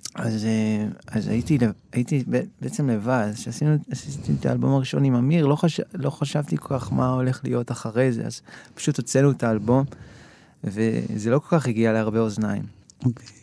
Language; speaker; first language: Hebrew; native; Hebrew